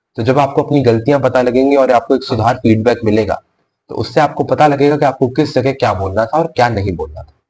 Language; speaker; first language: Hindi; native; Hindi